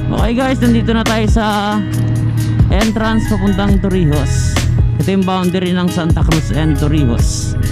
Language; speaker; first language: Filipino; native; Filipino